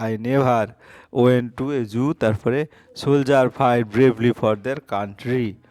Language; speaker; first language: English; non-native, local second language; Bangla